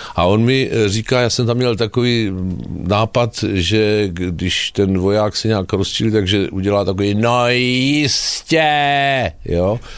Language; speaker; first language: Czech; native; Czech